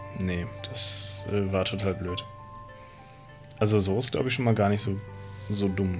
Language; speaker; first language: German; native; German